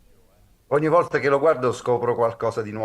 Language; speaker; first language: Italian; native; Italian